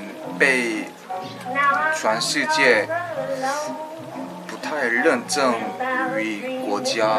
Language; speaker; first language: Chinese; non-native, fluent; Korean